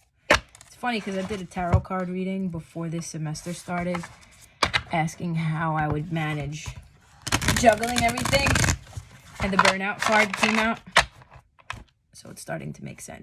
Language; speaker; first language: English; native; English